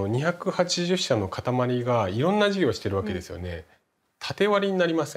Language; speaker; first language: Japanese; native; Japanese